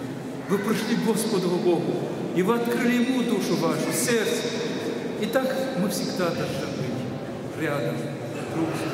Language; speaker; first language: Russian; non-native, local second language; Ukrainian